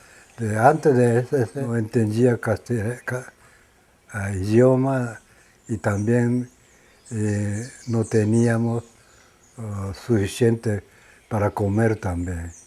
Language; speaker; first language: Spanish; non-native, learner; Japanese